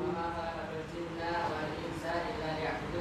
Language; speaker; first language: Arabic; non-native, learner; Indonesian